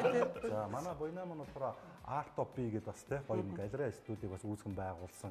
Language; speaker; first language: Mongolian; native; Mongolian